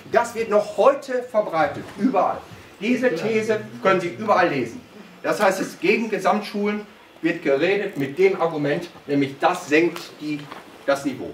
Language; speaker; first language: German; native; German